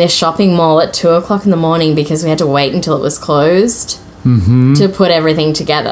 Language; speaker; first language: English; native; English